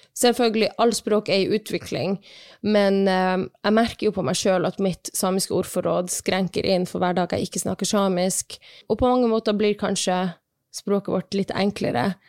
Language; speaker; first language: Norwegian; non-native, local second language; Northern Sami